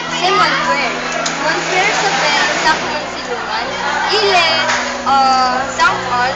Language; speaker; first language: French; non-native, learner; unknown